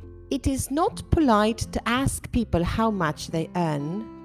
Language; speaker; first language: English; non-native, fluent; Spanish